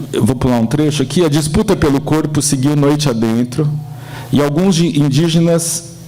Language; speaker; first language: Portuguese; native; Portuguese